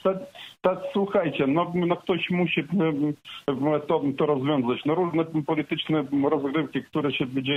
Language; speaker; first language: Polish; non-native, fluent; Ukrainian